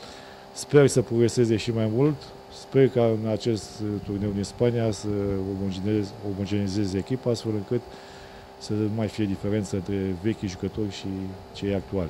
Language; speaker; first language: Romanian; native; Romanian